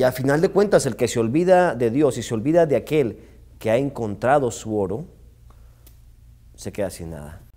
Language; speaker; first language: Spanish; native; Spanish